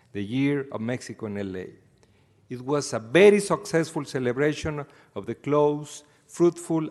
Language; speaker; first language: English; non-native, fluent; Spanish